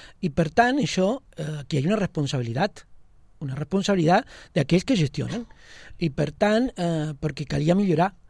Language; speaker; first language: Catalan; non-native, local second language; Spanish